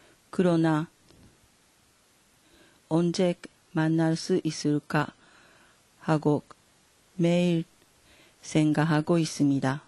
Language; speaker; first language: Korean; non-native, fluent; Japanese